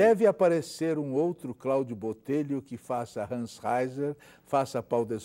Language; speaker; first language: Portuguese; native; Portuguese